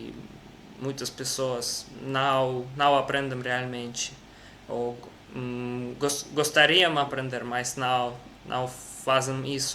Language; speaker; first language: Portuguese; non-native, learner; Russian